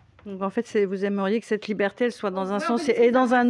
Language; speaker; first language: French; native; French